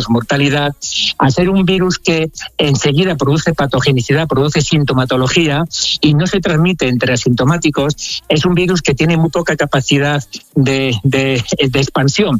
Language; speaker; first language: Spanish; native; Spanish